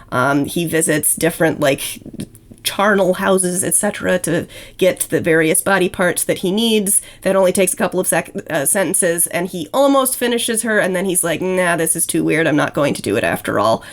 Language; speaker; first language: English; native; English